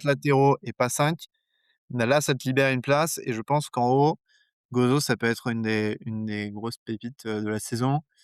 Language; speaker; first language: French; native; French